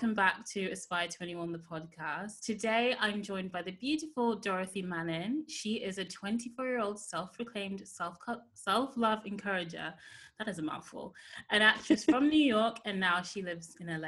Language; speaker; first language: English; native; English